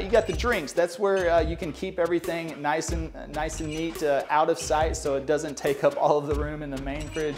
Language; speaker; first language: English; native; English